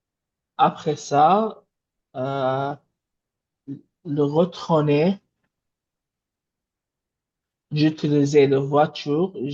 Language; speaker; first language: French; non-native, learner; Arabic